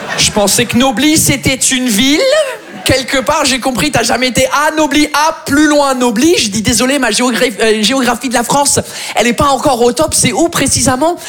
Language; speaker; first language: French; non-native, fluent; English